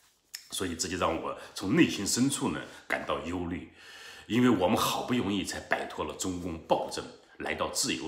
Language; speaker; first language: Chinese; native; Chinese